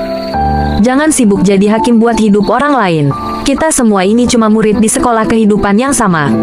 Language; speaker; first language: Indonesian; native; Indonesian